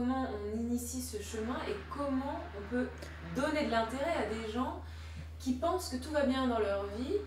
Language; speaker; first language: French; native; French